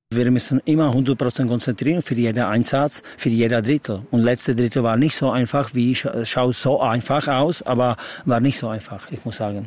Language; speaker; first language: German; non-native, fluent; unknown